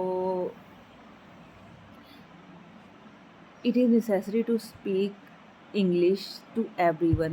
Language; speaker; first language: English; non-native, learner; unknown